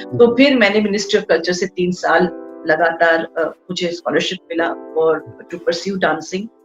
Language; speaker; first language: Hindi; non-native, local second language; Bangla